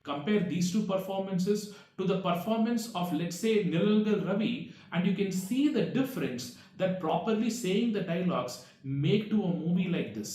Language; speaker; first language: English; non-native, local second language; Tamil